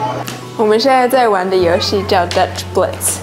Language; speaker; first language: Chinese; native; Chinese